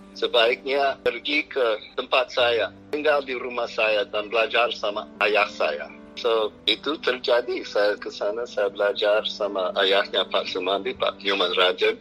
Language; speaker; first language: Indonesian; non-native, fluent; English